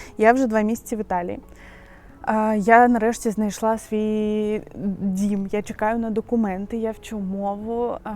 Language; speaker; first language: Ukrainian; non-native, local second language; Russian